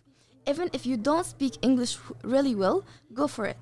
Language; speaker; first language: English; non-native, fluent; Arabic